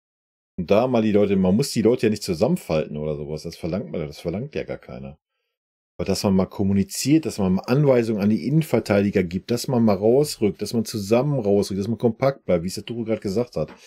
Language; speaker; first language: German; native; German